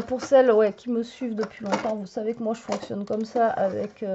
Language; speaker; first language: French; native; French